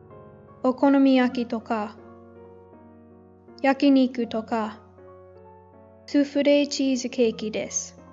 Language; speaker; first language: Japanese; non-native, learner; English